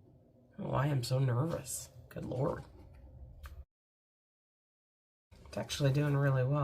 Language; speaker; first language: English; native; English